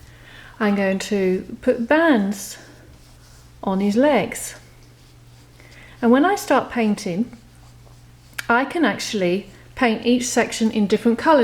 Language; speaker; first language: English; native; English